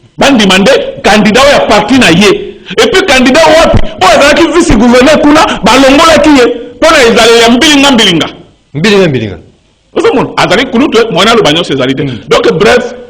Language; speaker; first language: Lingala; native; Lingala